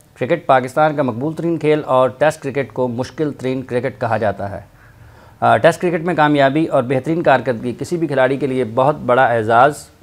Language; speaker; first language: Urdu; non-native, local second language; Punjabi